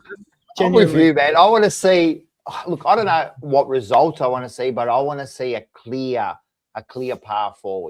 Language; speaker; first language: English; native; English